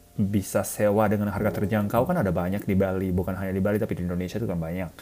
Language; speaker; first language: Indonesian; non-native, fluent; Japanese